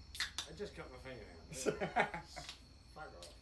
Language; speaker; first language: English; native; English